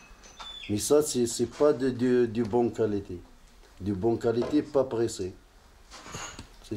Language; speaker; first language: French; non-native, learner; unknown